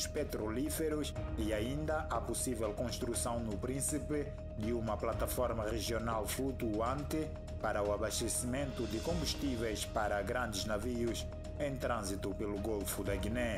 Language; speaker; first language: Portuguese; native; Portuguese